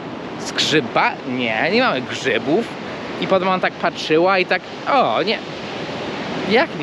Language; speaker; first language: Polish; early bilingual, heritage; Polish